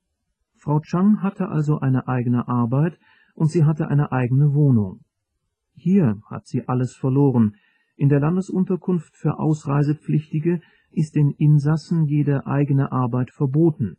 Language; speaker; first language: German; native; German